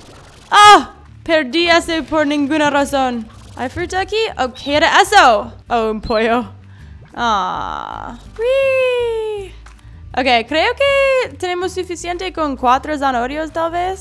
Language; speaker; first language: Spanish; non-native, learner; English